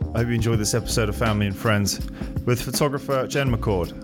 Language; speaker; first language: English; native; English